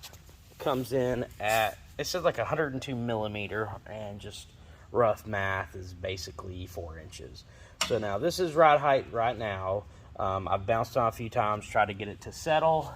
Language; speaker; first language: English; native; English